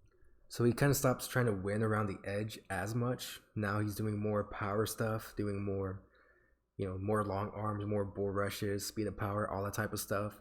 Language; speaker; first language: English; native; English